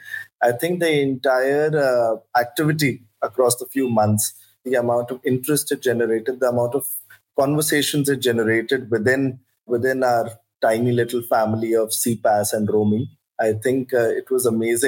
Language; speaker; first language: English; non-native, local second language; Hindi